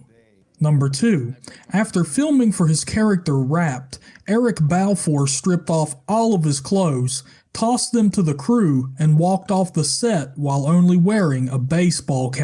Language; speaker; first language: English; native; English